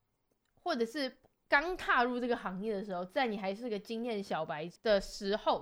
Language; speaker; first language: Chinese; native; Chinese